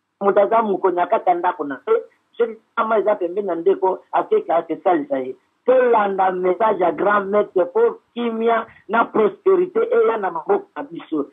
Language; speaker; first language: Lingala; non-native, local second language; Kongo